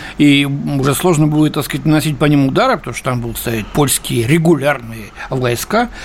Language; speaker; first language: Russian; native; Russian